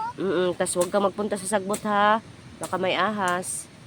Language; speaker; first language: Filipino; non-native, local second language; Cebuano